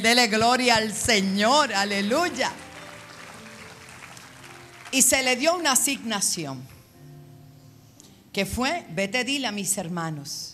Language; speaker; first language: Spanish; native; Spanish